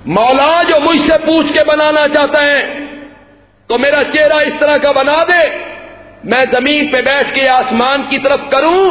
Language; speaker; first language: Urdu; non-native, local second language; Punjabi